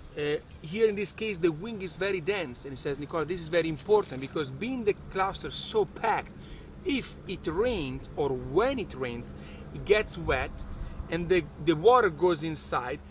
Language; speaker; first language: English; non-native, fluent; Italian